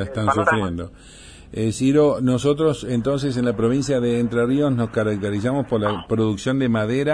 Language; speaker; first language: Spanish; native; Spanish